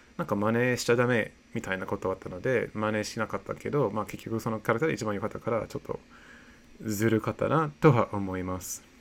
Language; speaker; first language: Japanese; non-native, fluent; English